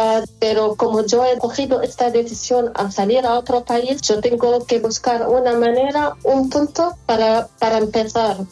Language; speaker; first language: Spanish; non-native, fluent; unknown